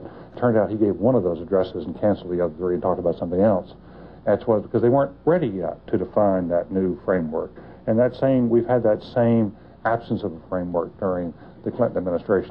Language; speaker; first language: English; native; English